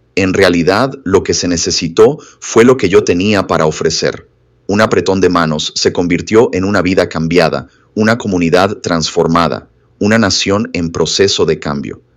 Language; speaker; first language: Spanish; non-native, fluent; English